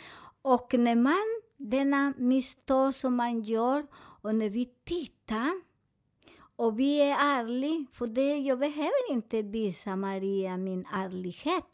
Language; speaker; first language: Swedish; non-native, learner; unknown